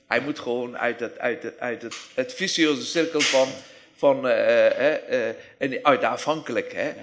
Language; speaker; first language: Dutch; non-native, fluent; Persian